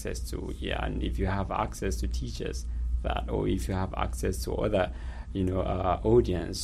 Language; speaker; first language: English; non-native, local second language; Hausa